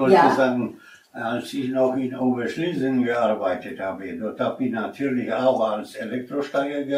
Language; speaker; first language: German; non-native, fluent; Polish